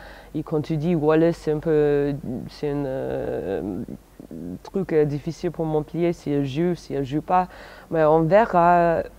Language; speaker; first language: French; non-native, fluent; English